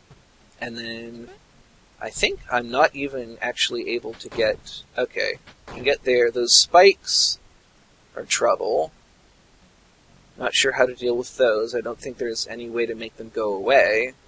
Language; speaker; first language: English; native; English